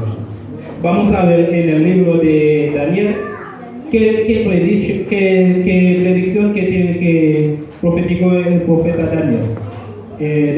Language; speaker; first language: Spanish; non-native, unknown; Haitian Creole